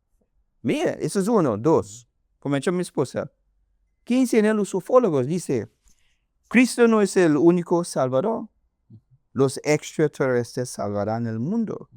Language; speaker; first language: Spanish; non-native, learner; English